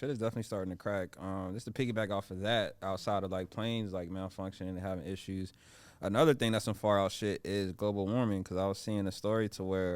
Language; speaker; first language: English; native; English